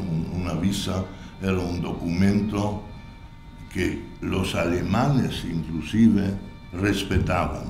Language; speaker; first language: Spanish; non-native, fluent; German